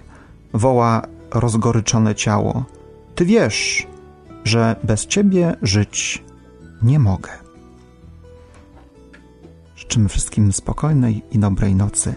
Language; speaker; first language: Polish; native; Polish